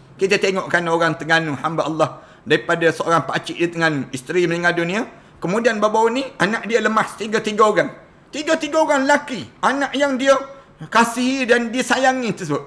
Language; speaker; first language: Malay; native; Malay